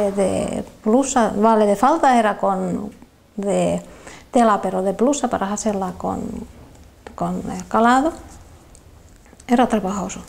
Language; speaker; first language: Spanish; non-native, learner; Finnish